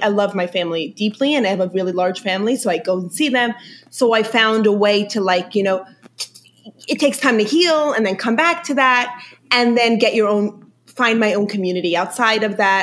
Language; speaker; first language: English; early bilingual, other home language; Yiddish